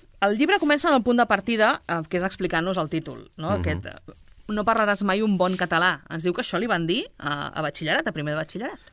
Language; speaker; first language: Catalan; native; Catalan